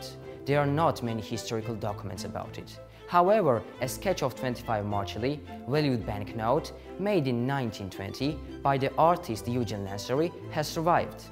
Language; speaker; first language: English; non-native, learner; Georgian